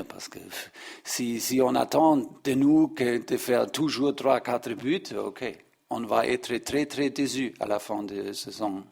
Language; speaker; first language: French; non-native, learner; German